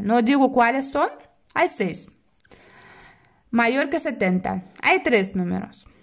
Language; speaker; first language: Spanish; non-native, fluent; Russian